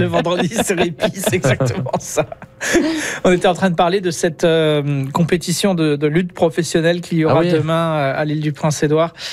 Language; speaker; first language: French; native; French